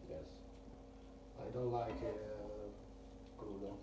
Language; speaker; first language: English; non-native, learner; Italian